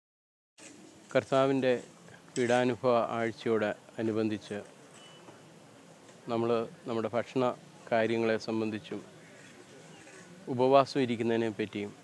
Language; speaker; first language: Malayalam; native; Malayalam